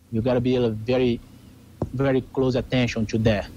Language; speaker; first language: English; non-native, learner; Portuguese